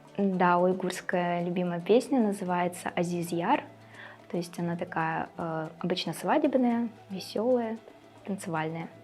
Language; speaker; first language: Russian; native; Russian